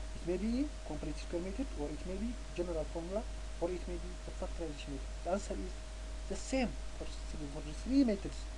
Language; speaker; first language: English; non-native, local second language; Amharic